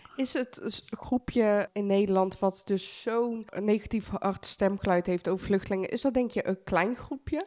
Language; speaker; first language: Dutch; early bilingual, other home language; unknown